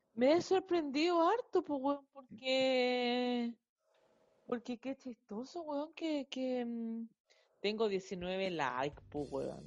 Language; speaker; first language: Spanish; native; Spanish